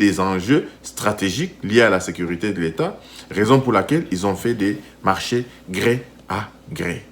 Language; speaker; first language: French; non-native, local second language; Lingala